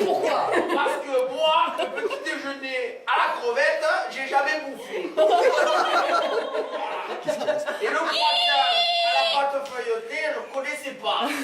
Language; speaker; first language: French; native; French